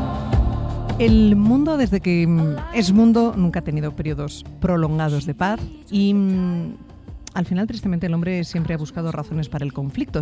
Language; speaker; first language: Spanish; native; Spanish